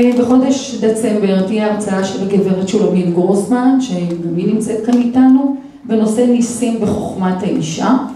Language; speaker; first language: Hebrew; native; Hebrew